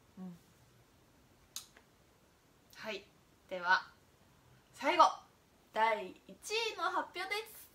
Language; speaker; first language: Japanese; native; Japanese